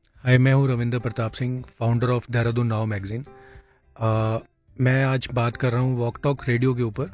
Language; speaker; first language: Hindi; native; Hindi